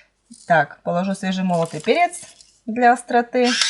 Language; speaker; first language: Russian; native; Russian